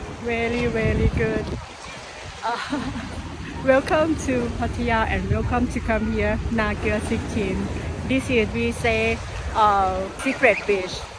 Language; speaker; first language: English; non-native, learner; Thai